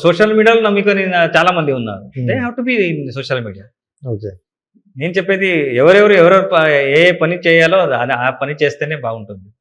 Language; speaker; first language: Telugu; non-native, learner; Kannada